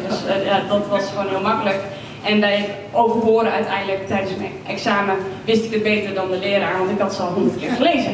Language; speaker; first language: Dutch; native; Dutch